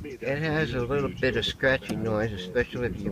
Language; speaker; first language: English; native; English